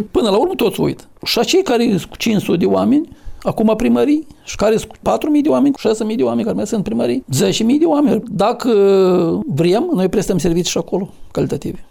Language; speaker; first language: Romanian; native; Romanian